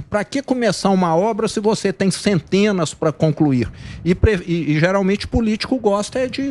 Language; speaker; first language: Portuguese; native; Portuguese